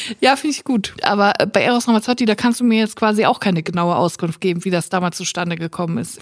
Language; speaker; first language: German; native; German